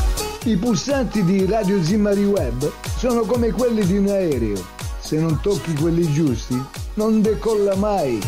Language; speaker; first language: Italian; native; Italian